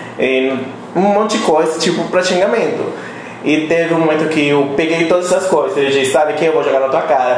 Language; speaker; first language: Portuguese; non-native, fluent; Spanish